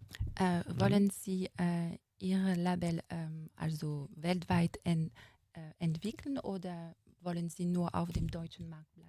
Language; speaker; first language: German; non-native, fluent; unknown